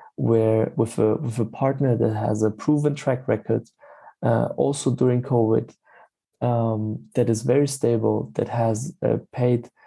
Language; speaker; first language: English; non-native, fluent; German